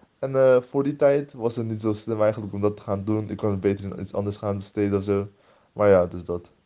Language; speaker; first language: Dutch; early bilingual, other home language; Turkish